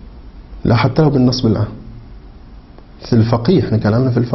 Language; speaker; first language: Arabic; native; Arabic